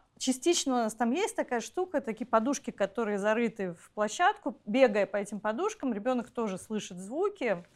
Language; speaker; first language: Russian; native; Russian